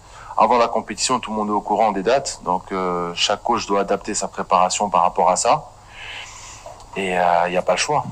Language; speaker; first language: French; native; French